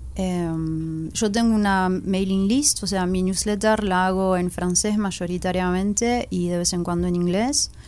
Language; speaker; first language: Spanish; early bilingual, heritage; Spanish